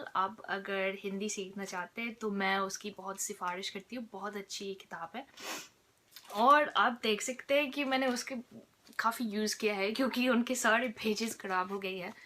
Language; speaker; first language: Hindi; non-native, fluent; English